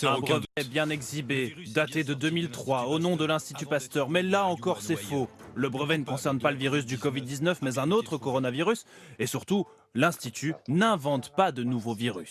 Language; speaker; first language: French; native; French